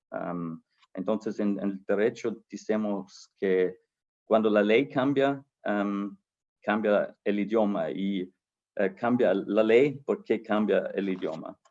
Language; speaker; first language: Spanish; non-native, fluent; German